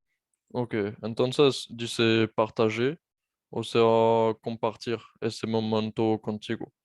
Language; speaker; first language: Spanish; non-native, fluent; French